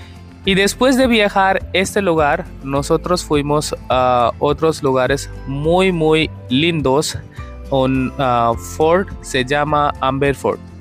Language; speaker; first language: Spanish; non-native, learner; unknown